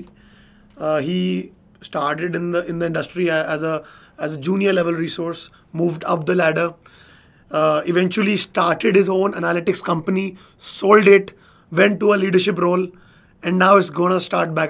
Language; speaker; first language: English; non-native, local second language; Hindi